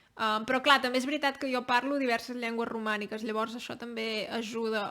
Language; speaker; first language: Catalan; native; Catalan